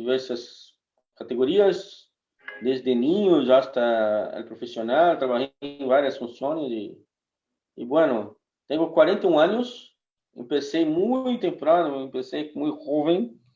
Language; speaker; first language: Spanish; non-native, fluent; Portuguese